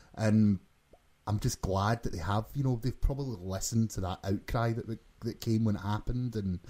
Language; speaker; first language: English; native; English